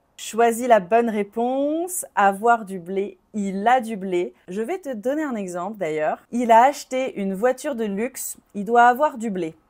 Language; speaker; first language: French; native; French